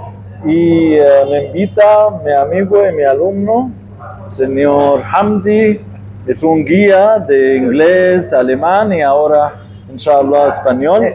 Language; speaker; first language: Spanish; non-native, fluent; Arabic